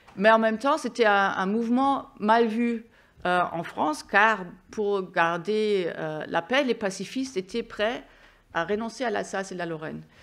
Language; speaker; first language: French; non-native, fluent; German